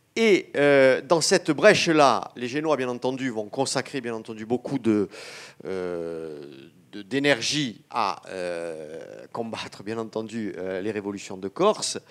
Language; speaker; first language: French; native; French